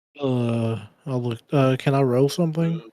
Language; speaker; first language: English; native; English